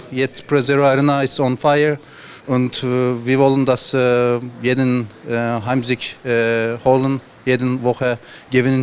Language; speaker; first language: German; non-native, learner; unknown